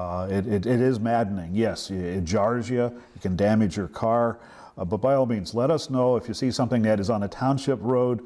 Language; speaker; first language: English; native; English